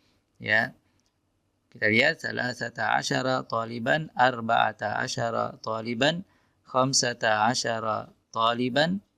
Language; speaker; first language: Arabic; non-native, fluent; Indonesian